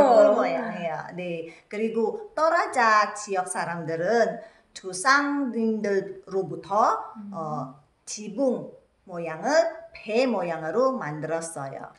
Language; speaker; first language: Korean; non-native, learner; Indonesian